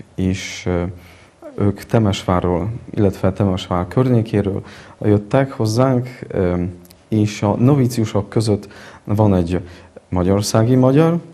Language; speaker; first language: Hungarian; non-native, fluent; Polish